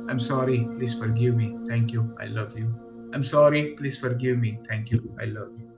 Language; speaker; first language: English; non-native, local second language; Marathi